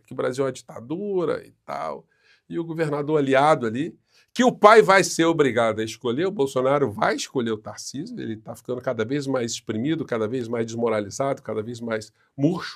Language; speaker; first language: Portuguese; native; Portuguese